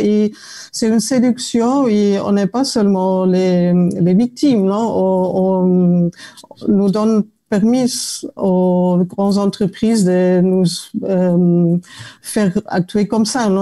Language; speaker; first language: French; non-native, fluent; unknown